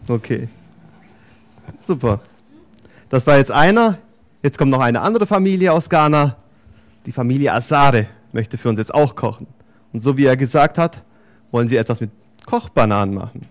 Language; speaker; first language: German; native; German